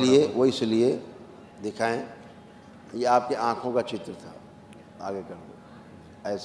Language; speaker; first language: Hindi; native; Hindi